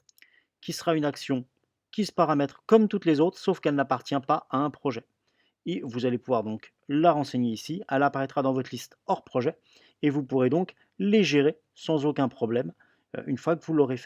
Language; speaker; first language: French; native; French